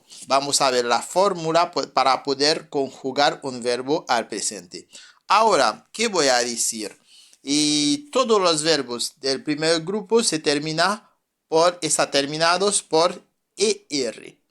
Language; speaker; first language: Spanish; non-native, fluent; French